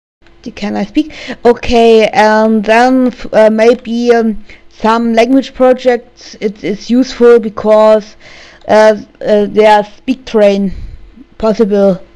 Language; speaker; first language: English; non-native, learner; German